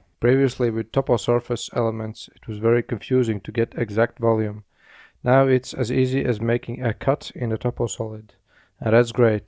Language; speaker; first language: English; non-native, fluent; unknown